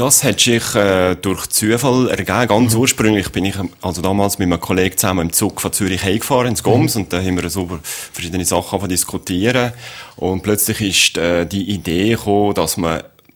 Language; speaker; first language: German; native; German